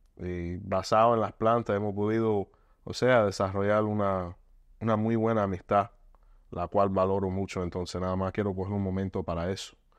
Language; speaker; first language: Spanish; early bilingual, heritage; Spanish